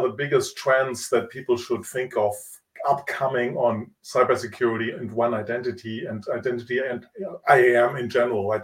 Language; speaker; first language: English; non-native, fluent; Italian